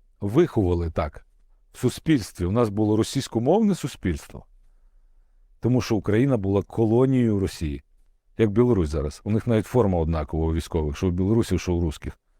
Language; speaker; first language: Ukrainian; non-native, local second language; Russian